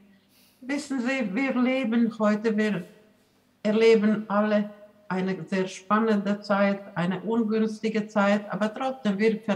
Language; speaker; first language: German; non-native, fluent; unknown